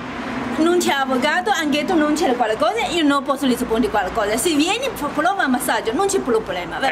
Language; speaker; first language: Italian; non-native, learner; Chinese